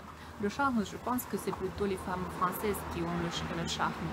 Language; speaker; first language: French; non-native, fluent; Russian